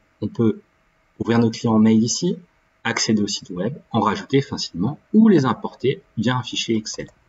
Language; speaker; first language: French; native; French